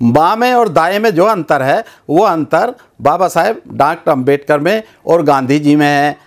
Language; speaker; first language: Hindi; native; Hindi